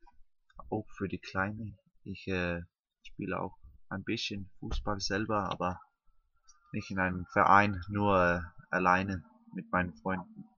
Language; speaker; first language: German; non-native, learner; Danish